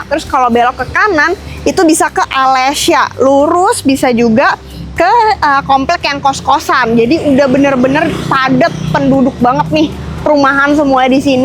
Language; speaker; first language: Indonesian; native; Indonesian